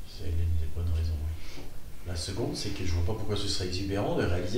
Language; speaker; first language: French; native; French